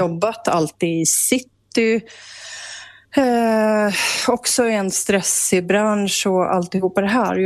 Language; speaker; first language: Swedish; native; Swedish